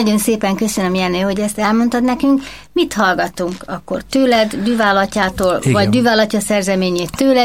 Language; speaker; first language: Hungarian; native; Hungarian